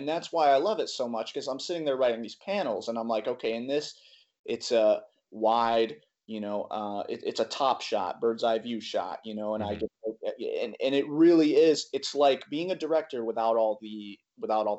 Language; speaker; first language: English; native; English